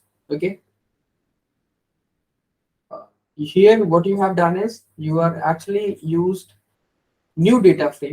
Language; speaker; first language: English; non-native, local second language; Hindi